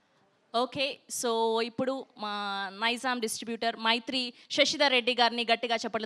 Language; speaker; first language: Telugu; native; Telugu